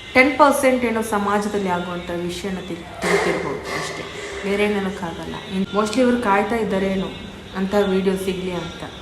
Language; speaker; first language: Kannada; non-native, local second language; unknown